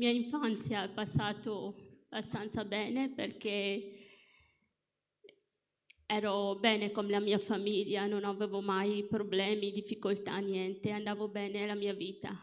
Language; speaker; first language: Italian; non-native, fluent; Morisyen